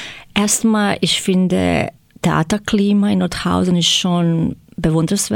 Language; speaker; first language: German; non-native, fluent; Croatian